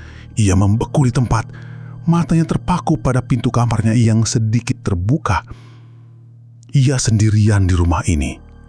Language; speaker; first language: Indonesian; native; Indonesian